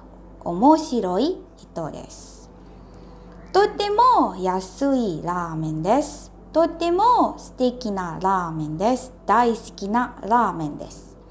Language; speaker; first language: Japanese; non-native, fluent; Indonesian